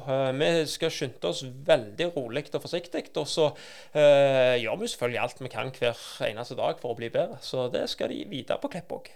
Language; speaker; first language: Norwegian; native; Norwegian